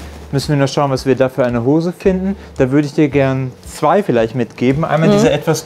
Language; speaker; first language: German; native; German